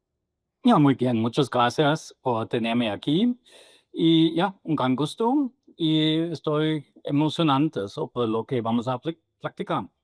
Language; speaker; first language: Spanish; non-native, fluent; German